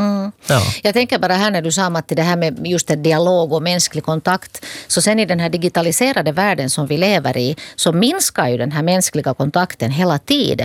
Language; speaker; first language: Swedish; native; Swedish